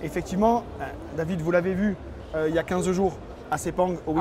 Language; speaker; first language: French; native; French